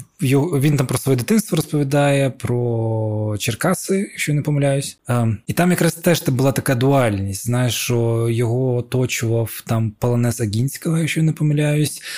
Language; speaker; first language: Ukrainian; non-native, local second language; Russian